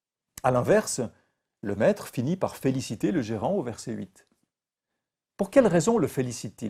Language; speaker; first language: French; native; French